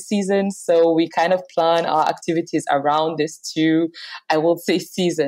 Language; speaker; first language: English; non-native, local second language; Hausa